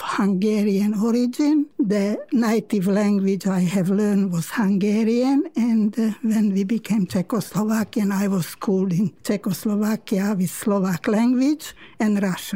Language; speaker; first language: English; non-native, fluent; Slovak